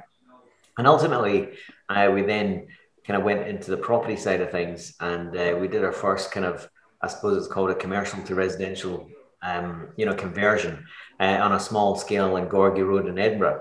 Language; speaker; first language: English; native; English